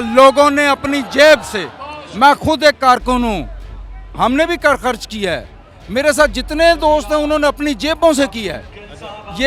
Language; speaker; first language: Urdu; non-native, local second language; Punjabi